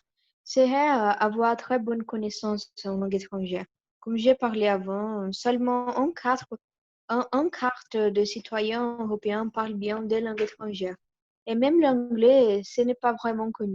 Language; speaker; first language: French; non-native, learner; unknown